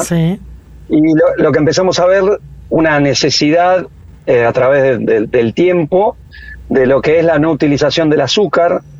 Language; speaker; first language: Spanish; native; Spanish